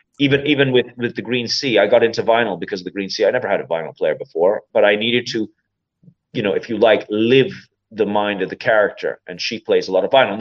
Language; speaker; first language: English; native; English